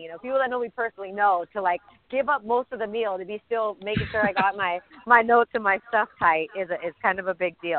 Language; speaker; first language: English; native; English